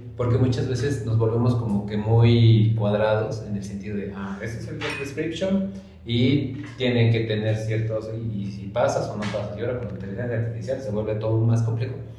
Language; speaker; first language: Spanish; native; Spanish